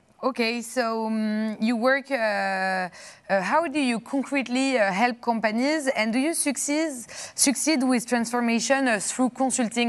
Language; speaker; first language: English; non-native, fluent; French